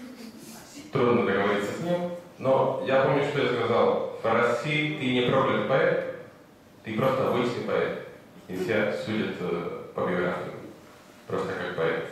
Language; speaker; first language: Russian; non-native, fluent; Spanish